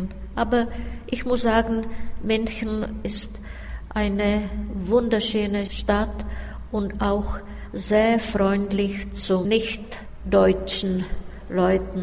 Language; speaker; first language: German; non-native, fluent; Czech